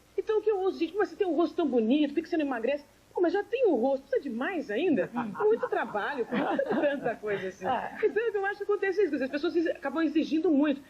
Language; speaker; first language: Portuguese; native; Portuguese